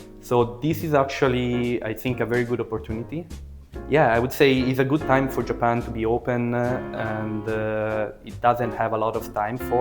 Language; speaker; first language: English; early bilingual, other home language; Italian